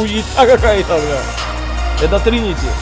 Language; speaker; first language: Russian; native; Russian